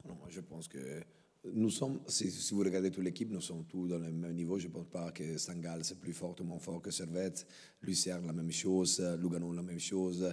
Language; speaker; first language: French; non-native, local second language; Italian